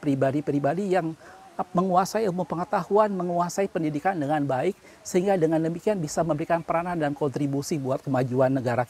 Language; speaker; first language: Indonesian; native; Indonesian